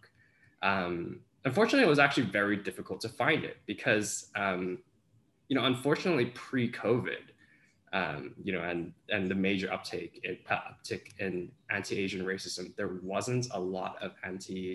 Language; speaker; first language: English; non-native, local second language; Cantonese